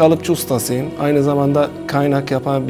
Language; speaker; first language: Turkish; non-native, learner; Arabic